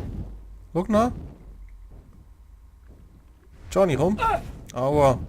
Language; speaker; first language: German; native; German